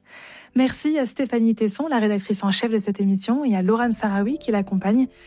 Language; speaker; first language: French; native; French